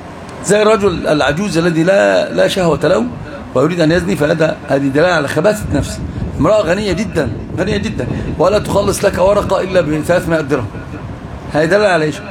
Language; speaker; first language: Arabic; native; Arabic